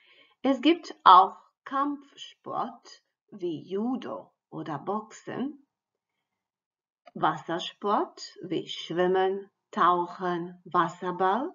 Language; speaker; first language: German; non-native, fluent; Croatian